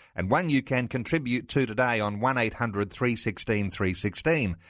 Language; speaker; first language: English; native; English